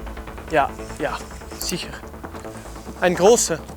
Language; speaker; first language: German; non-native, learner; Dutch